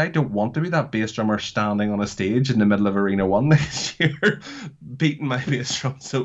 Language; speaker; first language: English; native; English